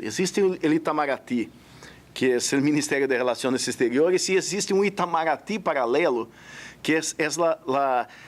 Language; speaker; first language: Spanish; non-native, fluent; Portuguese